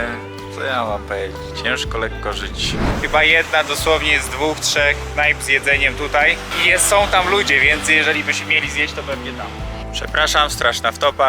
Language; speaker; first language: Polish; native; Polish